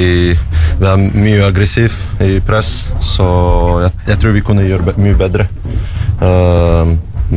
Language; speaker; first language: Norwegian; non-native, learner; Russian